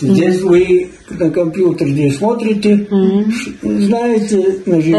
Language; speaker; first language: Russian; non-native, fluent; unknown